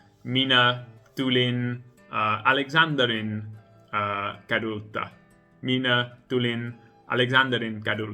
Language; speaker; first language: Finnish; non-native, learner; English